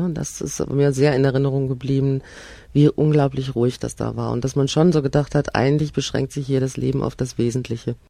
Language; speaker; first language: German; native; German